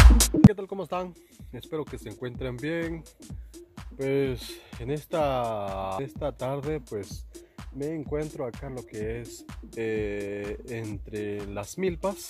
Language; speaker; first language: Spanish; native; Spanish